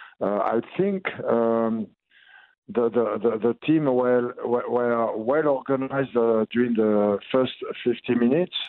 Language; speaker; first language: English; non-native, learner; French